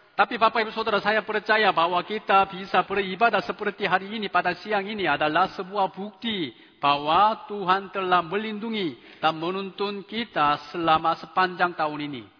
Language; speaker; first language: Indonesian; non-native, fluent; Chinese